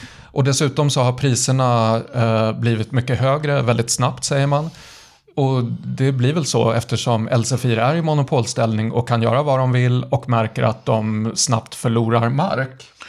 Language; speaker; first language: Swedish; native; Swedish